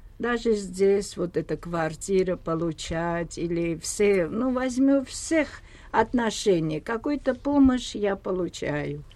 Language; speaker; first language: Russian; non-native, local second language; Armenian